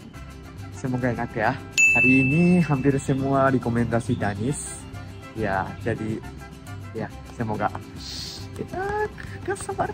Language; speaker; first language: Indonesian; non-native, fluent; Japanese